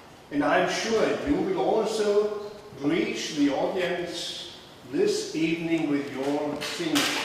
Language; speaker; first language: English; non-native, fluent; German